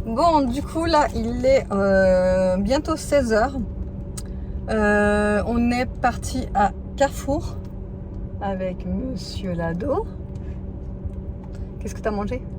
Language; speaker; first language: French; native; French